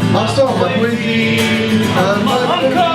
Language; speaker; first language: French; native; French